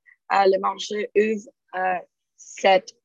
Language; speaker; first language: French; non-native, learner; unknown